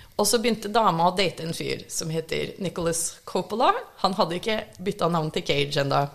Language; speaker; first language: Norwegian; early bilingual, other home language; English